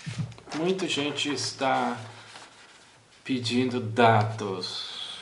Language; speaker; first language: Portuguese; non-native, fluent; English